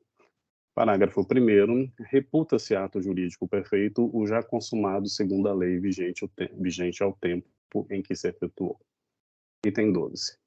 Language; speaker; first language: Portuguese; native; Portuguese